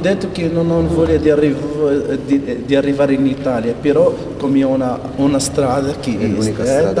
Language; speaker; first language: Italian; non-native, learner; Arabic